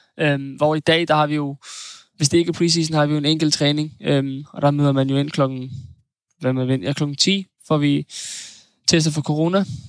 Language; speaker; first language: Danish; native; Danish